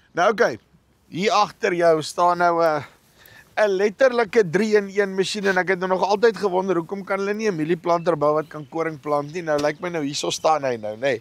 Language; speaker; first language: Afrikaans; native; Afrikaans